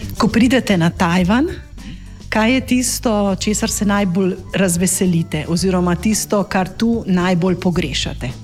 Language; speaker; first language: Slovenian; native; Slovenian